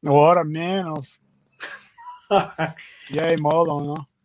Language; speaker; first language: Spanish; non-native, learner; English